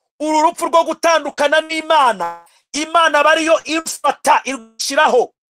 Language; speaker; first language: Kinyarwanda; native; Kinyarwanda